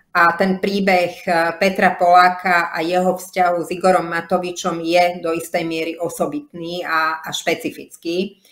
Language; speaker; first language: Slovak; native; Slovak